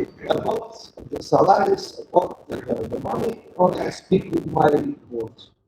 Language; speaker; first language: English; non-native, learner; Portuguese